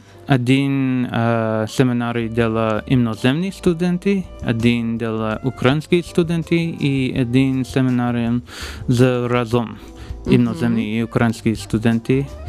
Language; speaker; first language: Ukrainian; non-native, learner; English